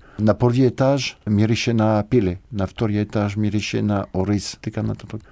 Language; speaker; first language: Bulgarian; non-native, fluent; French